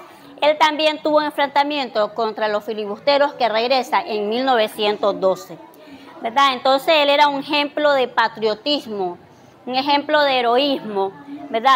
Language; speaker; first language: Spanish; native; Spanish